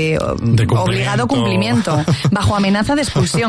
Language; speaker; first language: Spanish; native; Spanish